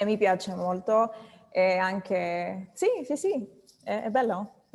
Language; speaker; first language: Italian; non-native, learner; English